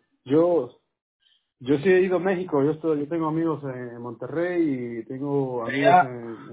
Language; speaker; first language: Spanish; native; Spanish